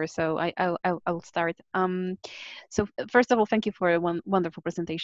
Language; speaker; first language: English; non-native, fluent; Polish